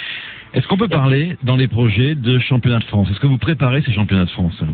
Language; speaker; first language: French; native; French